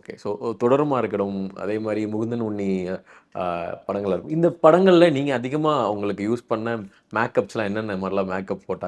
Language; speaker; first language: Tamil; native; Tamil